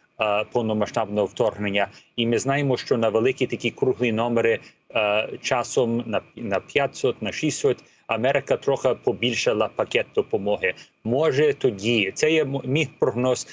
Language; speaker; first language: Ukrainian; early bilingual, heritage; Ukrainian